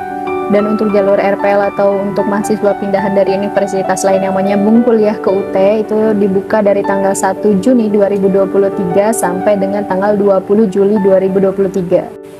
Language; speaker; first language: Indonesian; native; Indonesian